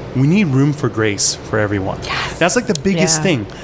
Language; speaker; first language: English; early bilingual, other home language; Hmong